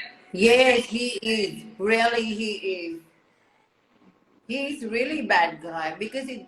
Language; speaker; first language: English; non-native, learner; Hindi